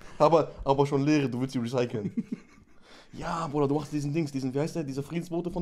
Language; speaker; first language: German; native; German